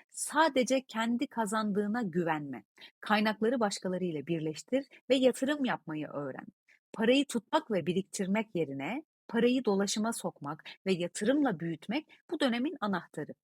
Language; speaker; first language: Turkish; native; Turkish